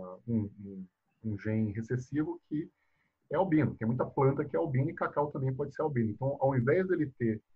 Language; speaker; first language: Portuguese; native; Portuguese